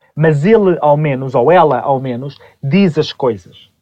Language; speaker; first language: Portuguese; native; Portuguese